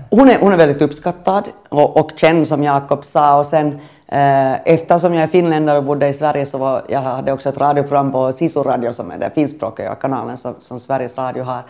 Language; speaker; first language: Swedish; native; Swedish